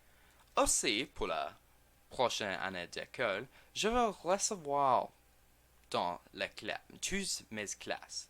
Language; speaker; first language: French; non-native, learner; English